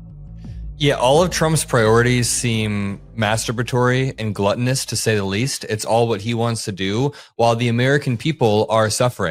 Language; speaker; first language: English; native; English